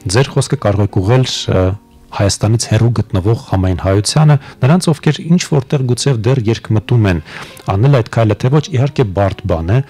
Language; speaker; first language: Armenian; native; Armenian